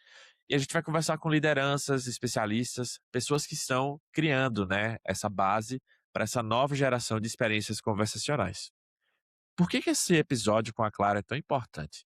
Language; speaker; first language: Portuguese; native; Portuguese